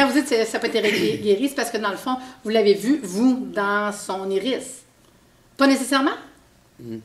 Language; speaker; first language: French; native; French